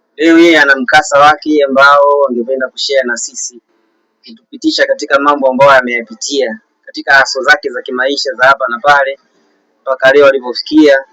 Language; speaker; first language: Swahili; native; Swahili